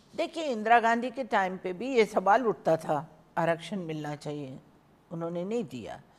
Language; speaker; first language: Hindi; native; Hindi